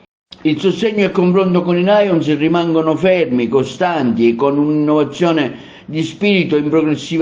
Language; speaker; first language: Italian; native; Italian